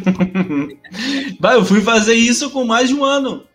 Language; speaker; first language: Portuguese; native; Portuguese